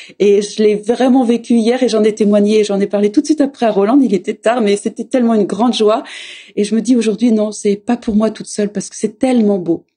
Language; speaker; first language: French; native; French